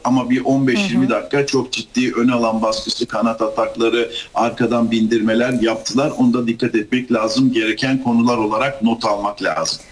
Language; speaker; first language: Turkish; native; Turkish